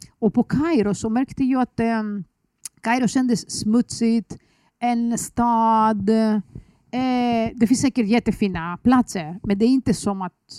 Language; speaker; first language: Swedish; non-native, fluent; Greek